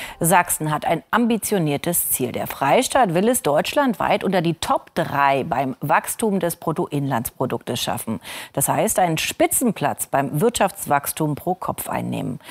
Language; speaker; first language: German; native; German